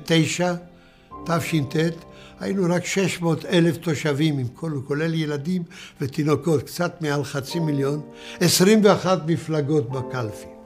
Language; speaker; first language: Hebrew; early bilingual, other home language; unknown